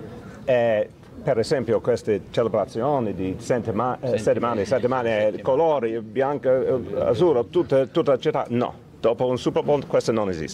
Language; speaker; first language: Italian; non-native, learner; English